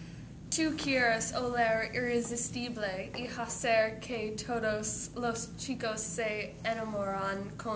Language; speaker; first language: Spanish; non-native, learner; English